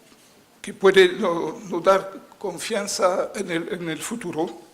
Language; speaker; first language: Spanish; non-native, fluent; French